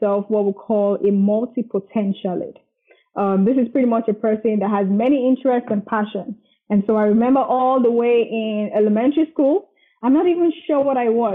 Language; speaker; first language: English; non-native, local second language; Yoruba